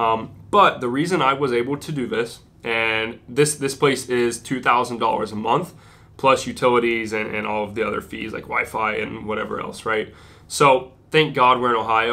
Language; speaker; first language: English; native; English